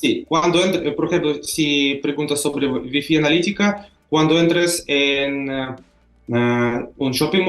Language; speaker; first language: Spanish; non-native, fluent; Russian